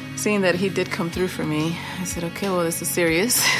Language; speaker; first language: English; native; English